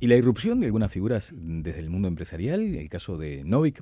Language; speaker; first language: Spanish; native; Spanish